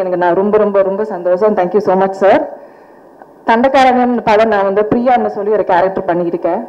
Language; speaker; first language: Tamil; non-native, fluent; Malayalam